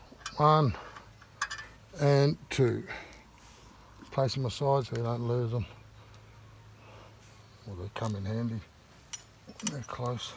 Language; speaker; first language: English; native; English